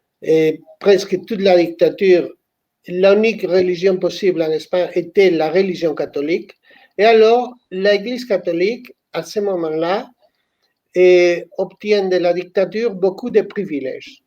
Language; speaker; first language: French; non-native, fluent; Spanish